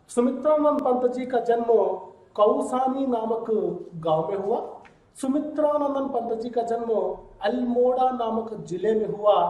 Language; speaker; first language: Hindi; non-native, local second language; Telugu